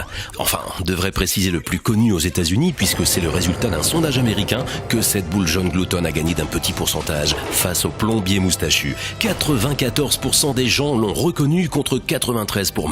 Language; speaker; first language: French; native; French